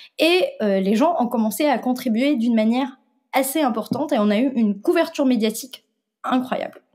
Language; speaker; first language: French; non-native, local second language; Arabic